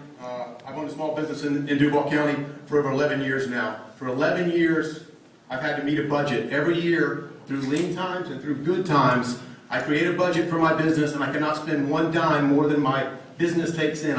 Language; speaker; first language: English; native; English